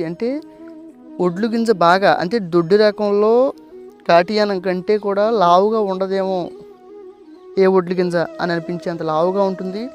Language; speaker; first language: Telugu; native; Telugu